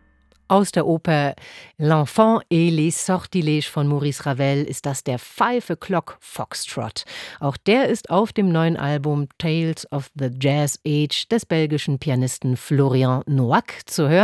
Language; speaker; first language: German; native; German